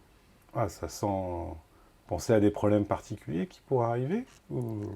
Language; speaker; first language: French; native; French